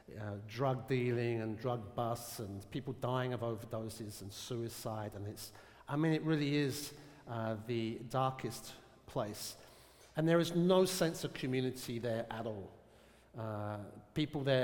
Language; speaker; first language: English; native; English